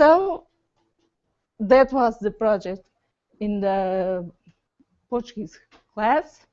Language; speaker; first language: English; non-native, learner; Portuguese